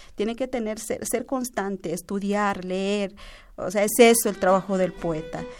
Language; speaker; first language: Spanish; non-native, local second language; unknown